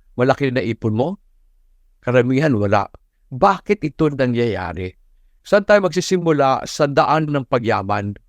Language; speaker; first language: Filipino; non-native, local second language; Cebuano